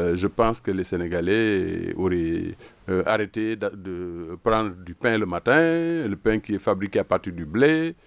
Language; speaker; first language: French; non-native, local second language; Wolof